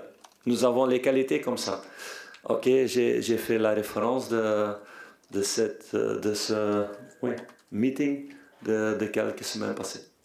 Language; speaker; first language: French; non-native, fluent; Dutch